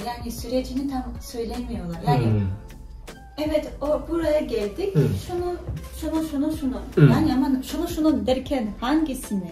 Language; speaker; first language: Turkish; non-native, fluent; Russian